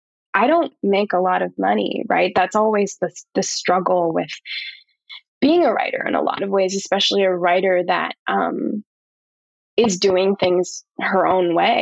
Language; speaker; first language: English; native; English